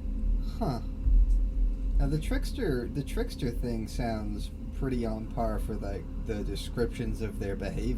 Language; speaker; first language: English; native; English